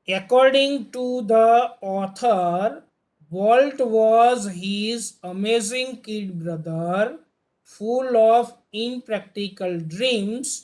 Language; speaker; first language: English; non-native, local second language; Gujarati